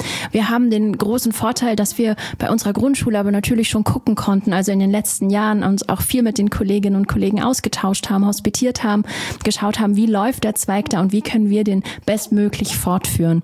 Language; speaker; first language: German; native; German